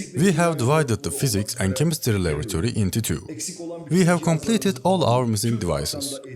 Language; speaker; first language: English; non-native, fluent; Turkish